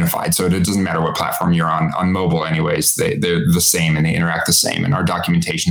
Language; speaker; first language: English; native; English